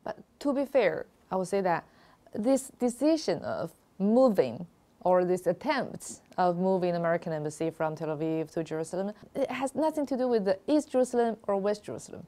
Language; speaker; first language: English; non-native, fluent; Chinese